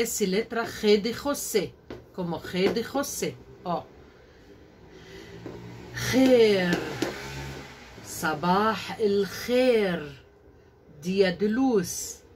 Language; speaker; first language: Portuguese; non-native, learner; Arabic